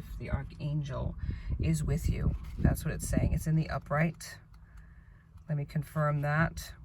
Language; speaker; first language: English; native; English